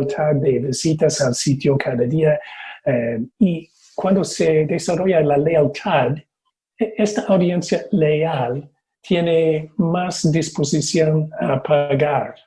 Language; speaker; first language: Spanish; non-native, fluent; English